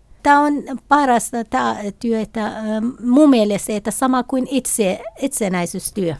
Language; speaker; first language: Finnish; non-native, learner; Kurdish